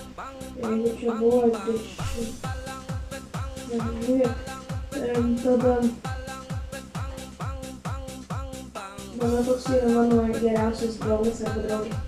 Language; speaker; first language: Lithuanian; early bilingual, heritage; Lithuanian